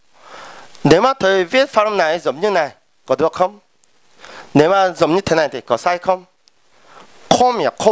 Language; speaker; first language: Vietnamese; non-native, fluent; Korean